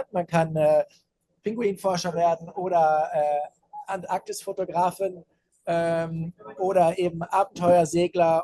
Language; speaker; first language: German; native; German